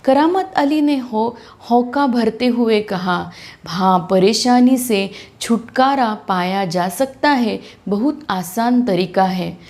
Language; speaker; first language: Hindi; non-native, local second language; Marathi